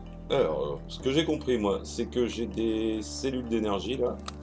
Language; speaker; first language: French; native; French